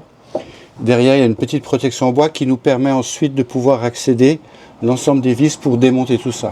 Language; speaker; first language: French; native; French